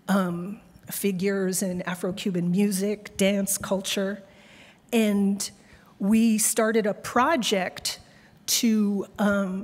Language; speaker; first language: English; native; English